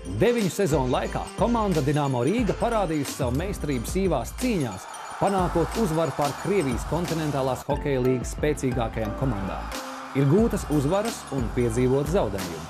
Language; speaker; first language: Latvian; native; Latvian